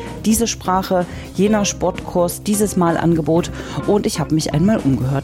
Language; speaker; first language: German; native; German